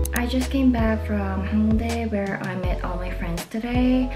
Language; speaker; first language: English; non-native, fluent; Korean